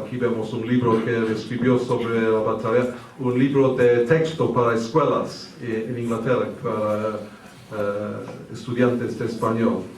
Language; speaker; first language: Spanish; early bilingual, heritage; English